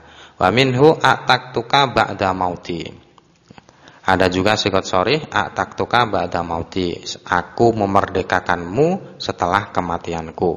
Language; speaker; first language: Indonesian; native; Indonesian